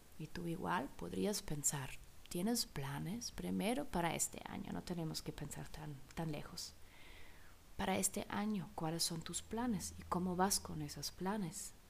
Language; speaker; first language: Spanish; non-native, fluent; German